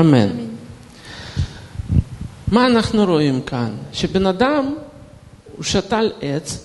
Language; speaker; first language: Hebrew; non-native, fluent; Russian